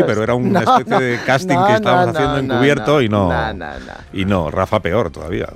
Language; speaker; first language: Spanish; native; Spanish